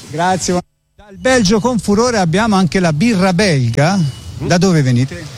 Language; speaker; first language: Italian; native; Italian